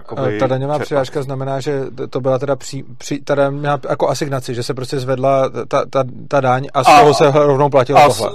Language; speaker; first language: Czech; native; Czech